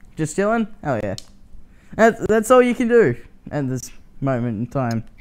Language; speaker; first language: English; native; English